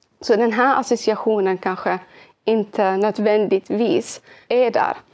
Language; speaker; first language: Swedish; early bilingual, other home language; Arabic